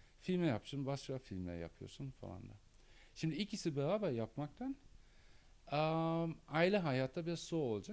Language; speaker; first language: Turkish; non-native, learner; German